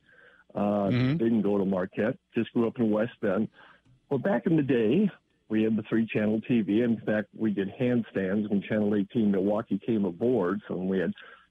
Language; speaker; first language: English; native; English